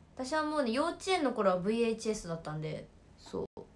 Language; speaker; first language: Japanese; native; Japanese